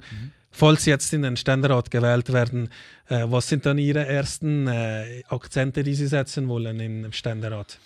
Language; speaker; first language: German; native; German